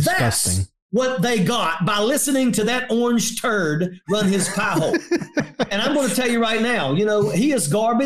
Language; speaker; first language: English; native; English